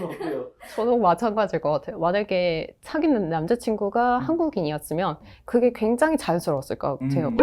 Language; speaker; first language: Korean; non-native, fluent; Russian